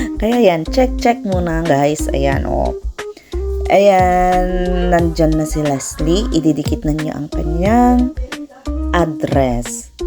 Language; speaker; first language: Filipino; non-native, local second language; Iloko